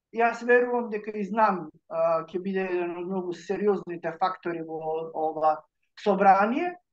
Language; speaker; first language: Macedonian; native; Macedonian